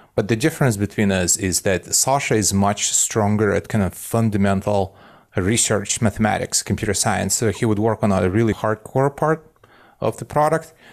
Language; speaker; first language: English; non-native, fluent; Russian